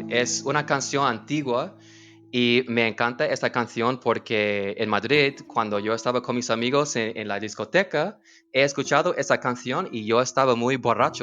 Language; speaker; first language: Spanish; non-native, fluent; English